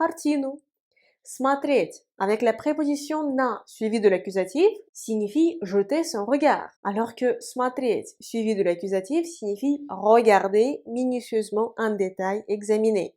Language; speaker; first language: French; non-native, fluent; Russian